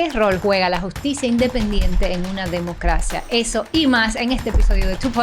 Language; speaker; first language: Spanish; native; Spanish